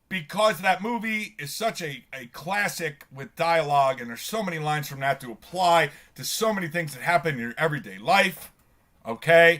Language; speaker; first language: English; native; English